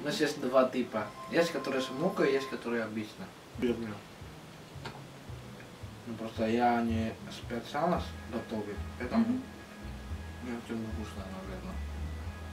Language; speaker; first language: Russian; non-native, learner; Indonesian